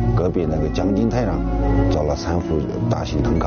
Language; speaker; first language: Chinese; non-native, local second language; Tibetan